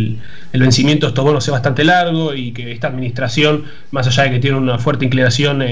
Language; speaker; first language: Spanish; native; Spanish